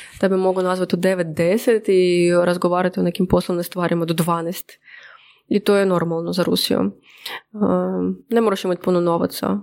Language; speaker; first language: Croatian; non-native, fluent; Russian